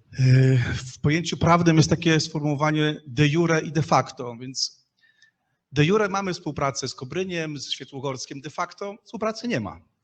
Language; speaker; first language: Polish; native; Polish